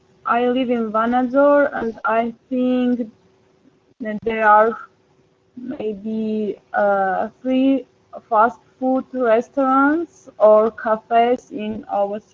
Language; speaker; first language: English; non-native, learner; Armenian